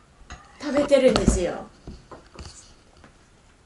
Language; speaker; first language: Japanese; non-native, learner; Vietnamese